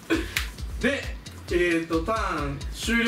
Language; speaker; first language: Japanese; native; Japanese